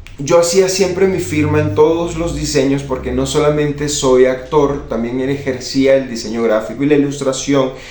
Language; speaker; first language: Spanish; native; Spanish